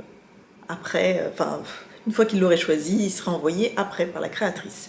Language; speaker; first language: French; native; French